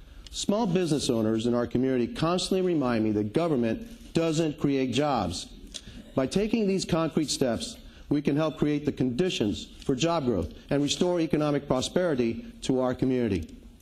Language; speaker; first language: English; early bilingual, other home language; Spanish